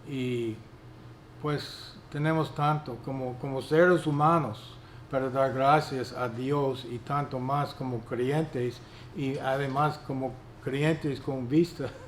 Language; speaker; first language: Spanish; non-native, fluent; English